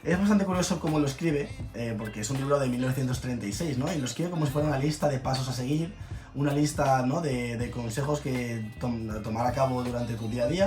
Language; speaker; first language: Spanish; native; Spanish